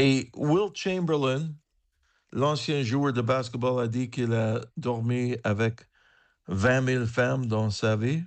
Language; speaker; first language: French; non-native, learner; English